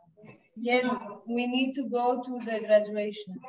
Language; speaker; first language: English; non-native, learner; Spanish